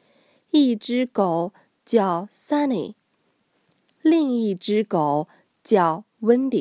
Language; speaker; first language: Chinese; non-native, learner; English